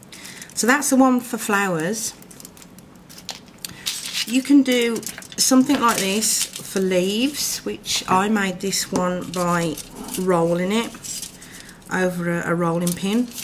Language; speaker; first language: English; native; English